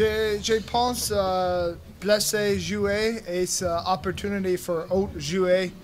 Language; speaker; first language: French; non-native, learner; English